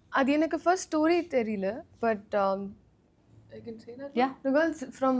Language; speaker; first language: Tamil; non-native, learner; Telugu